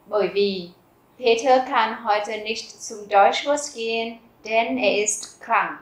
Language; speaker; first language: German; non-native, fluent; Vietnamese